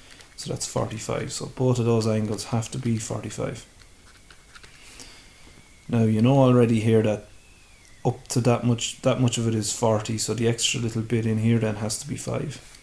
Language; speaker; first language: English; native; English